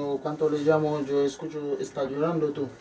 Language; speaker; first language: Spanish; non-native, learner; Haitian Creole